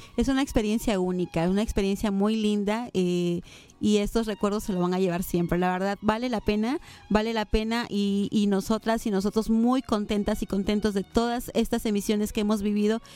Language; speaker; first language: Spanish; native; Spanish